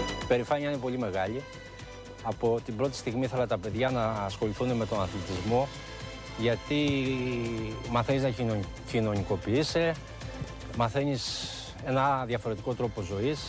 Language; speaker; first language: Greek; native; Greek